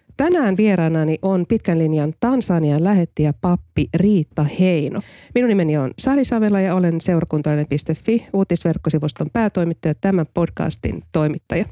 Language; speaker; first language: Finnish; native; Finnish